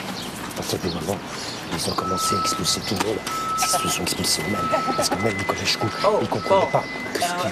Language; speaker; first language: French; native; French